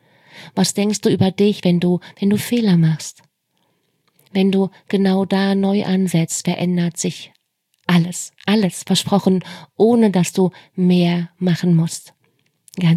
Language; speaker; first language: German; native; German